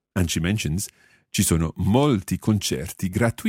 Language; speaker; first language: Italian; non-native, fluent; English